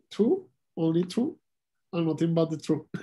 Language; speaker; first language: English; non-native, learner; Spanish